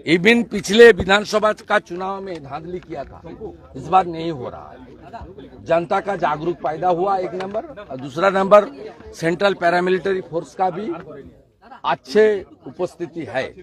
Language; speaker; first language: Hindi; non-native, local second language; Bangla